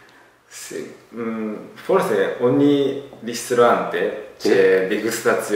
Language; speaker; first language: Italian; non-native, learner; Japanese